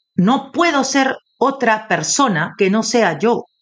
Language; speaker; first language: Spanish; native; Spanish